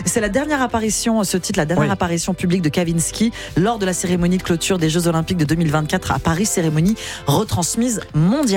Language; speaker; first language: French; native; French